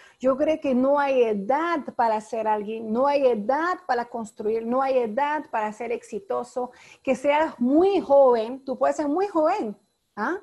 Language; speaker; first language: Spanish; non-native, fluent; French